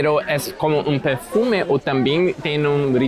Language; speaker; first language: Spanish; non-native, learner; Portuguese